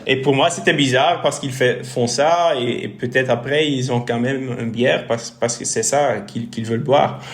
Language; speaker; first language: French; non-native, local second language; Dutch